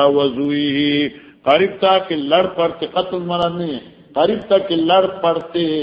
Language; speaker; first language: Urdu; non-native, local second language; Northern Hindko